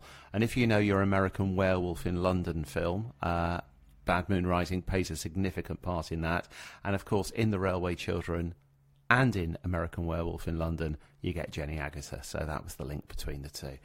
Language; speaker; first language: English; native; English